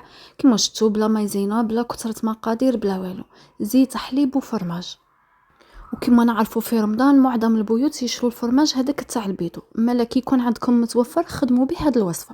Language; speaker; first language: Arabic; native; Arabic